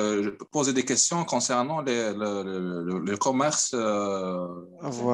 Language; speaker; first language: French; non-native, fluent; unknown